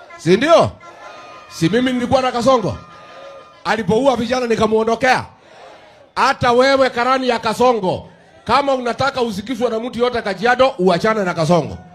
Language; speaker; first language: Swahili; non-native, local second language; Kikuyu